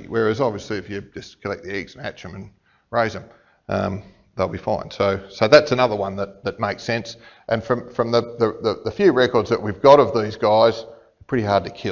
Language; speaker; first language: English; native; English